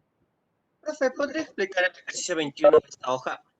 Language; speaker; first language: Spanish; native; Spanish